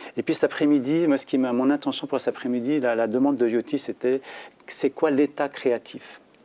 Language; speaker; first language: French; native; French